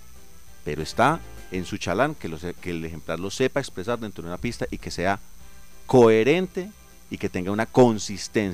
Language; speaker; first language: Spanish; native; Spanish